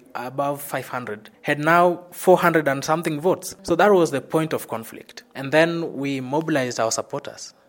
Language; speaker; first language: English; non-native, local second language; Luyia